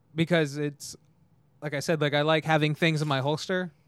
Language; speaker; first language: English; native; English